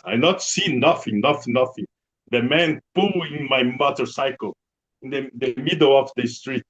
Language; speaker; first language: English; non-native, learner; Portuguese